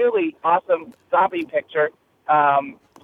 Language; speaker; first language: English; native; English